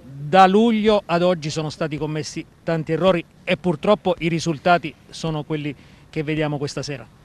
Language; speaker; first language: Italian; native; Italian